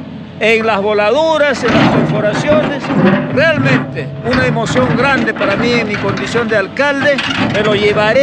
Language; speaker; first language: Spanish; native; Spanish